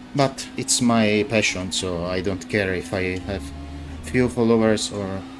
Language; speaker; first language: English; non-native, learner; Italian